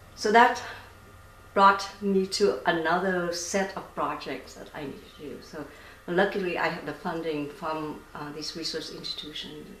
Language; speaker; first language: English; non-native, fluent; Vietnamese